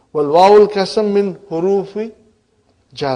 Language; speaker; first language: Arabic; non-native, fluent; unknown